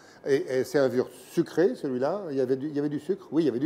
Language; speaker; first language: French; native; French